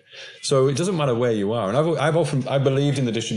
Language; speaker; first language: English; native; English